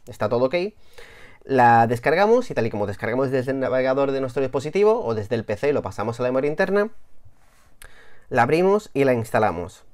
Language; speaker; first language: Spanish; native; Spanish